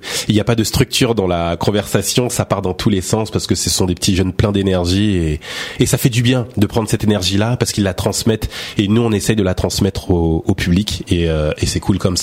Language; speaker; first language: French; native; French